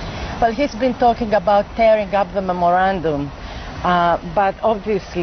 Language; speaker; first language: English; non-native, fluent; Greek